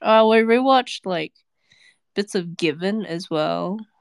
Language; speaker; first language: English; native; English